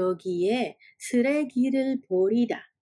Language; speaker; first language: Korean; non-native, fluent; Indonesian